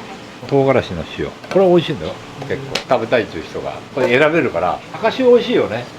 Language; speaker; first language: Japanese; native; Japanese